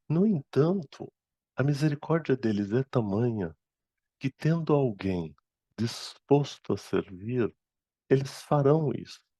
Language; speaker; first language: Portuguese; non-native, fluent; Arabic